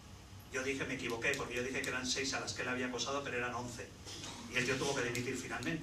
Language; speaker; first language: Spanish; native; Spanish